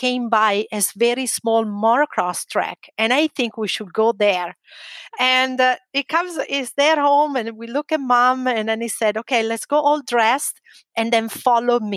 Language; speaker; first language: English; non-native, fluent; Italian